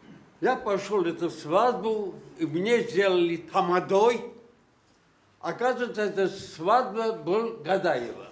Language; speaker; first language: Russian; non-native, local second language; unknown